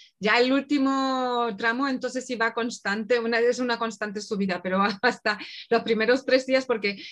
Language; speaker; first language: Spanish; early bilingual, other home language; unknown